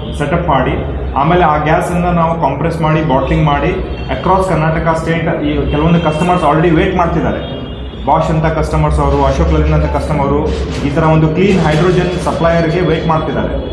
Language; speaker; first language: Kannada; native; Kannada